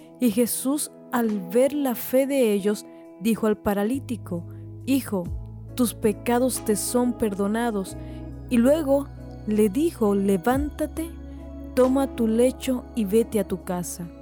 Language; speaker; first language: Spanish; native; Spanish